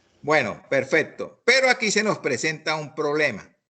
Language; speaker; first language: Spanish; native; Spanish